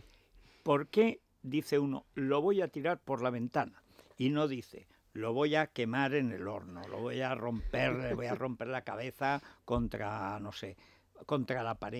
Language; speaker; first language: Spanish; native; Spanish